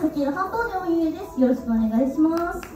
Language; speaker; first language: Japanese; native; Japanese